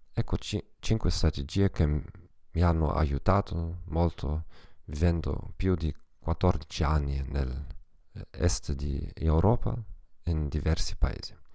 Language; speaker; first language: Italian; non-native, fluent; German